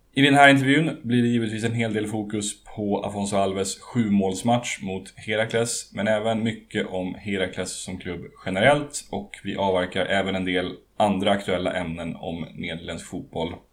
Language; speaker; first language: Swedish; native; Swedish